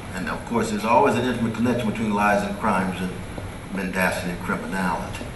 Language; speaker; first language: English; native; English